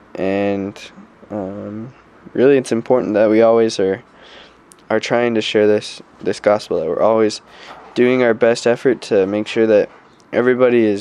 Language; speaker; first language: English; native; English